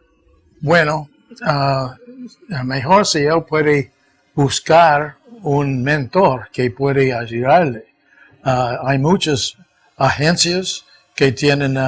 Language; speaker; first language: Spanish; non-native, fluent; English